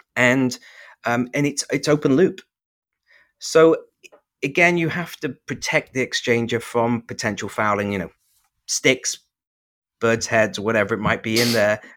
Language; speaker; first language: English; native; English